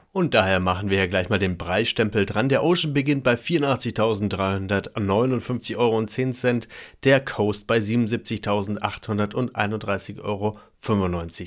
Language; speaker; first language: German; native; German